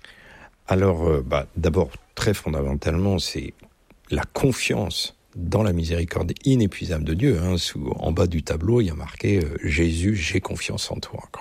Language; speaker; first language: French; native; French